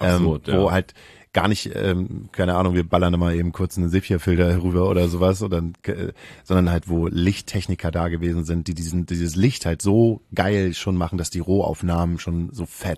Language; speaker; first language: German; native; German